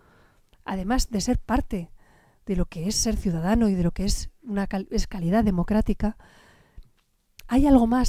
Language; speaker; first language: Spanish; native; Spanish